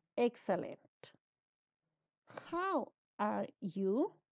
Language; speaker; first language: English; non-native, learner; Spanish